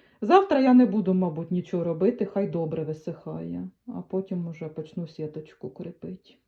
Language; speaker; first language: Ukrainian; native; Ukrainian